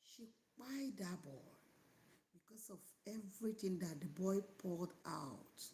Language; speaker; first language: English; non-native, local second language; Yoruba